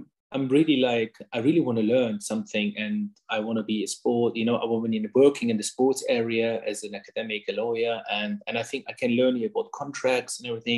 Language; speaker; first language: English; non-native, fluent; German